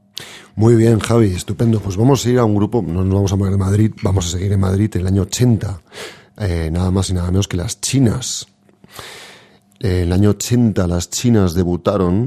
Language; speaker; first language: Spanish; native; Spanish